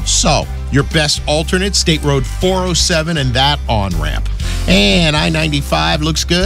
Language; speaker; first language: English; native; English